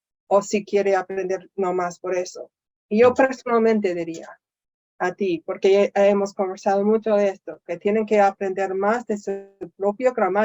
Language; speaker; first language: Spanish; non-native, fluent; English